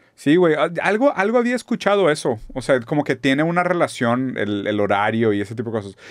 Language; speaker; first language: Spanish; non-native, fluent; German